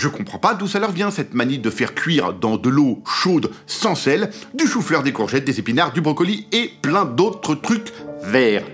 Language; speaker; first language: French; native; French